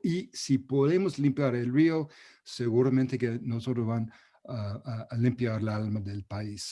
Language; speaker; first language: Spanish; non-native, fluent; English